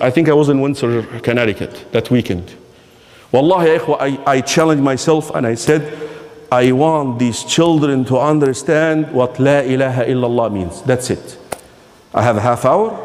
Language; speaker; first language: English; non-native, fluent; Arabic